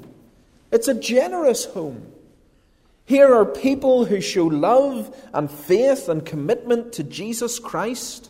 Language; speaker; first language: English; native; English